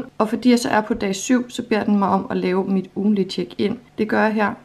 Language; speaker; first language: Danish; native; Danish